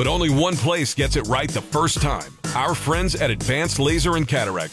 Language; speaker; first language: English; native; English